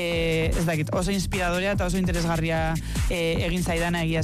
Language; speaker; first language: Basque; native; Basque